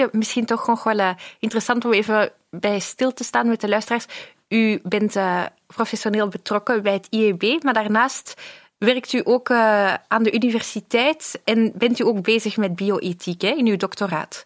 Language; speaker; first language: Dutch; native; Dutch